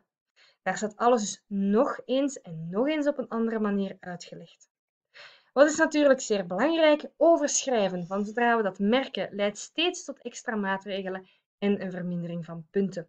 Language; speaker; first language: Dutch; native; Dutch